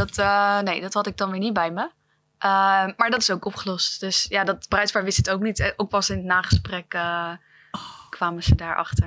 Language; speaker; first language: Dutch; native; Dutch